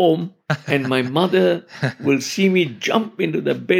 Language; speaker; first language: English; non-native, local second language; Tamil